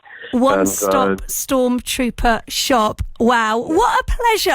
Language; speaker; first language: English; native; English